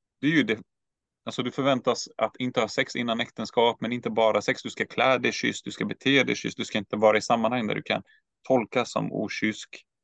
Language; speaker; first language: Swedish; early bilingual, other home language; Turkish